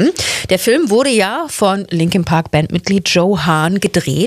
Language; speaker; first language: German; native; German